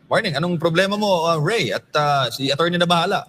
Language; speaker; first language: Filipino; native; Filipino